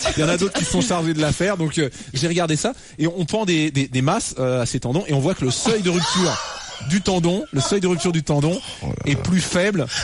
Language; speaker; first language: French; native; French